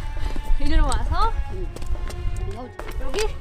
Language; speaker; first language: Russian; non-native, learner; Korean